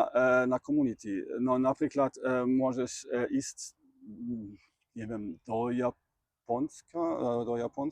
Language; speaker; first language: Slovak; non-native, learner; German